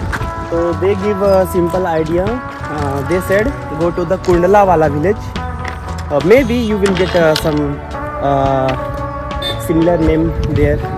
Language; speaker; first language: English; non-native, local second language; Hindi